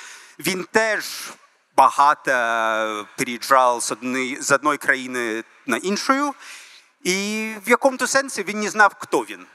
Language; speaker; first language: Ukrainian; early bilingual, heritage; Ukrainian